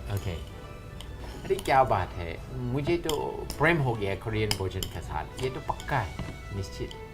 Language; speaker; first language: Hindi; non-native, fluent; English